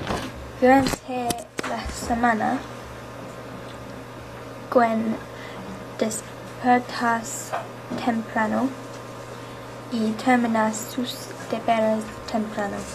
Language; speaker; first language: Spanish; non-native, learner; English